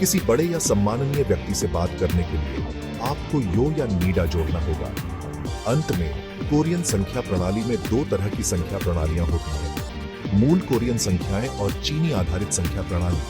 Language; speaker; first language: Hindi; native; Hindi